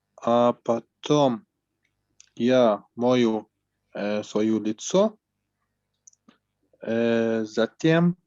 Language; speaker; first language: Russian; non-native, learner; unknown